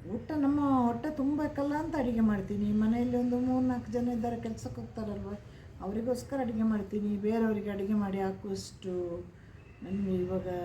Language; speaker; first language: Kannada; non-native, local second language; Malayalam